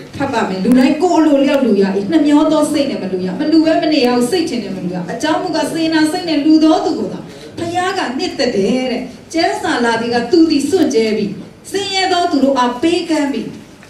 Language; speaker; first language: Burmese; non-native, local second language; Kachin